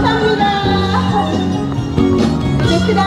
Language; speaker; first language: Korean; non-native, learner; Japanese